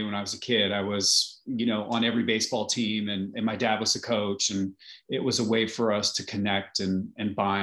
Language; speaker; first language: English; native; English